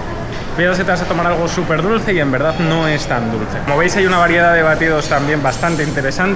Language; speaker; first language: Spanish; native; Spanish